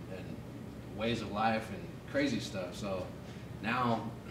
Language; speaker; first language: English; native; English